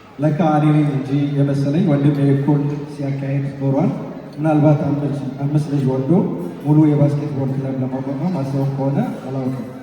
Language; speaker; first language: Amharic; early bilingual, heritage; Amharic